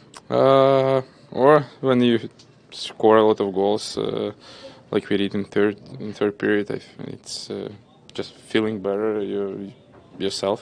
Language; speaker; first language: English; non-native, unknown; Russian